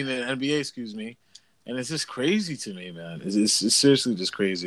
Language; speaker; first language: English; native; English